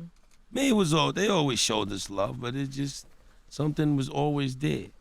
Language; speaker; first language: English; native; English